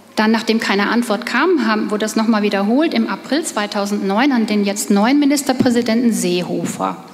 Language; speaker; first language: German; native; German